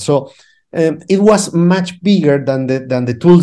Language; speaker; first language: English; non-native, fluent; Spanish